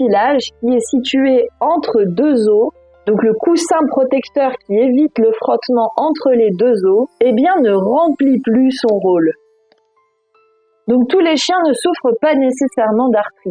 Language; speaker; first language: French; native; French